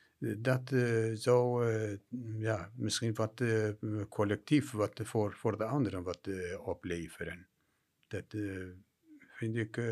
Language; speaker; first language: Dutch; non-native, fluent; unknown